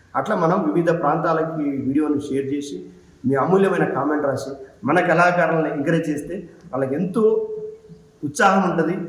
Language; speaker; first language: Telugu; native; Telugu